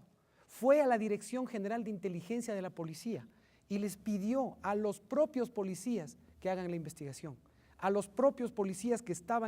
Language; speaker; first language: Spanish; native; Spanish